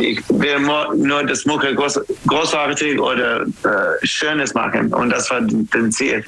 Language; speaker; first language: German; non-native, learner; English